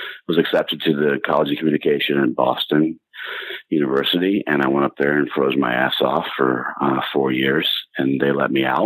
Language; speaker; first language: English; native; English